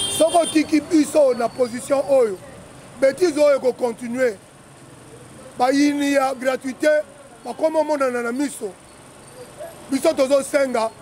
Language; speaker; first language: Lingala; native; Lingala